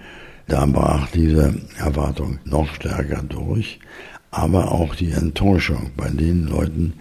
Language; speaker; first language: German; native; German